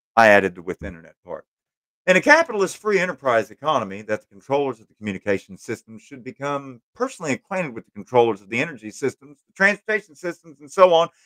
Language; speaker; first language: English; native; English